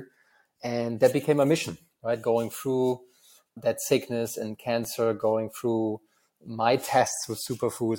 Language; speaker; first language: English; non-native, fluent; German